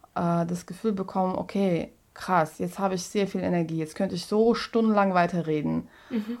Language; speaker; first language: German; non-native, fluent; Russian